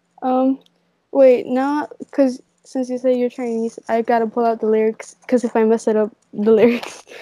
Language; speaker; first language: English; native; English